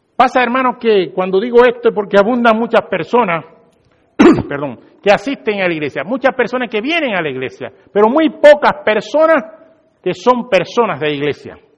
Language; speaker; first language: Spanish; native; Spanish